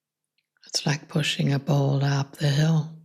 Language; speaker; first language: English; non-native, fluent; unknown